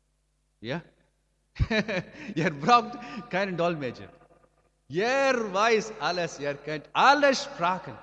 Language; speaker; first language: German; non-native, learner; Amharic